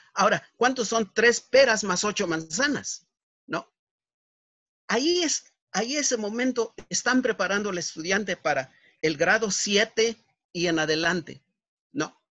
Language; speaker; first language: Spanish; native; Spanish